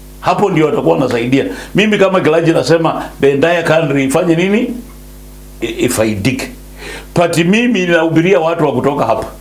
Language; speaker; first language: Swahili; non-native, local second language; Luyia